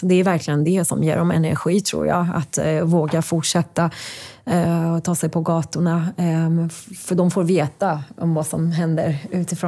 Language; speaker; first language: Swedish; non-native, fluent; Persian